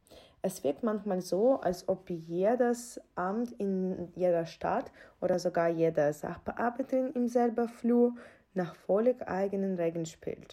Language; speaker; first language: German; non-native, fluent; Ukrainian